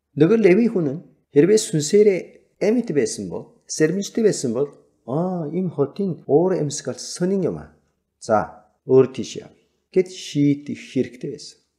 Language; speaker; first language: Mongolian; native; Mongolian